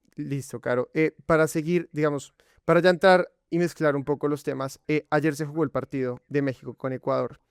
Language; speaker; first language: Spanish; native; Spanish